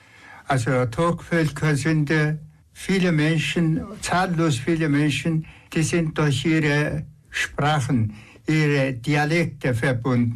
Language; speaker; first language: German; non-native, fluent; Tuvinian